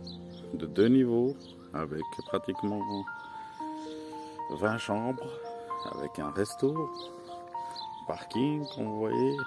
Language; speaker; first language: French; non-native, fluent; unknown